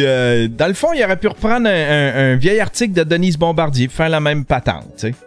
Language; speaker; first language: French; native; French